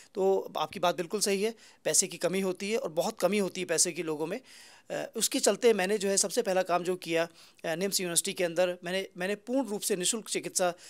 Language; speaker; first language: Hindi; native; Hindi